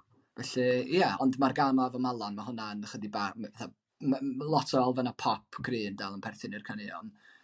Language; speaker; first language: Welsh; native; Welsh